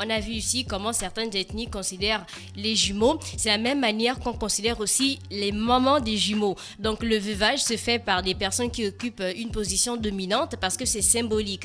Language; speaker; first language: French; native; French